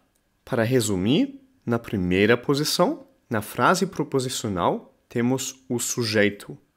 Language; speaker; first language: Portuguese; non-native, fluent; German